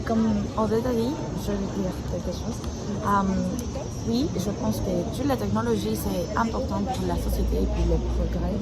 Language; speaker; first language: French; non-native, learner; Spanish